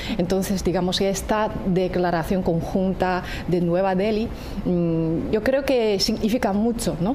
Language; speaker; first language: Spanish; non-native, fluent; Chinese